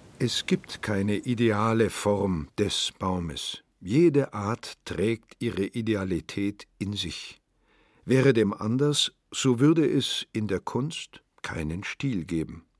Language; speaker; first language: German; native; German